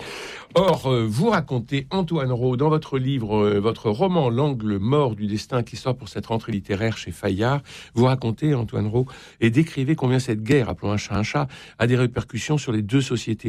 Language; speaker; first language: French; native; French